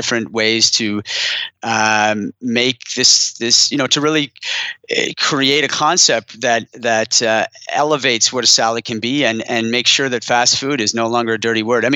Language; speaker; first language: English; native; English